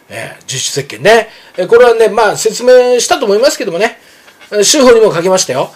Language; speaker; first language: Japanese; native; Japanese